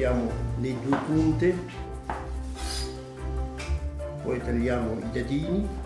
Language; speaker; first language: Italian; native; Italian